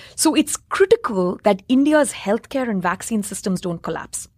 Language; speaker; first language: English; non-native, local second language; Hindi